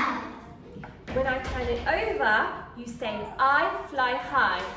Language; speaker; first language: English; native; English